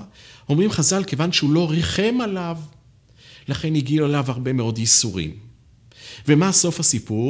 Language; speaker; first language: Hebrew; native; Hebrew